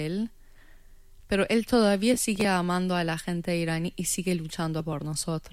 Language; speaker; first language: Spanish; non-native, fluent; Persian